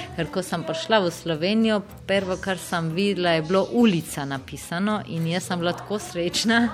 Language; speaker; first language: Slovenian; non-native, fluent; Georgian